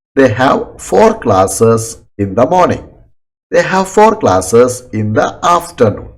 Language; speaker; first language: English; non-native, local second language; Malayalam